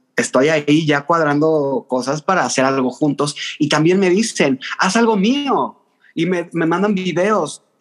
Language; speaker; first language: Spanish; native; Spanish